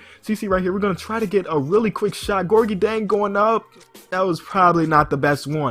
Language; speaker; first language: English; native; English